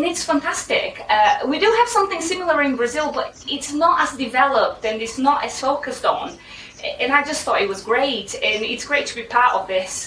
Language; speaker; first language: English; non-native, fluent; Portuguese